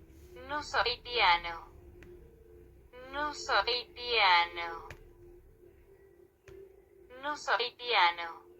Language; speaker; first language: Spanish; non-native, learner; Haitian Creole